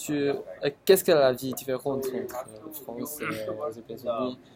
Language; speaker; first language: French; non-native, learner; Chinese